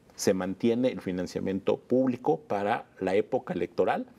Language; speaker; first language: Spanish; native; Spanish